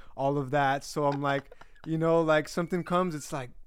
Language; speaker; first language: English; early bilingual, other home language; Spanish